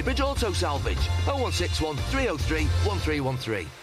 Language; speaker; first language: English; native; English